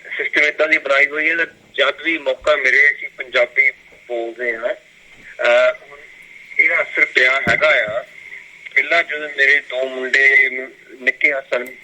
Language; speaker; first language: Punjabi; early bilingual, heritage; Punjabi